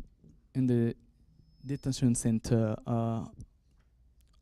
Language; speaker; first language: English; non-native, learner; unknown